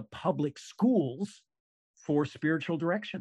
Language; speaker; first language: English; native; English